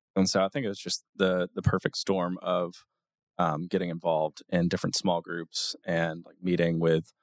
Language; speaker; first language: English; native; English